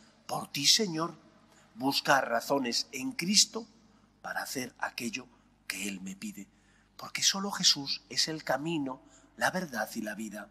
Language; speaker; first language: Spanish; native; Spanish